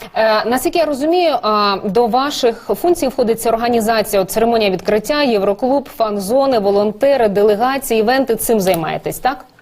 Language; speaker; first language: Ukrainian; native; Ukrainian